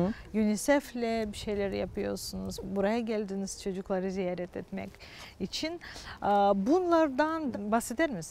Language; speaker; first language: Turkish; non-native, fluent; Ukrainian